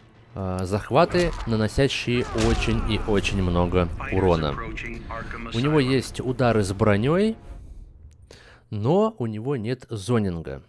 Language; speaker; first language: Russian; native; Russian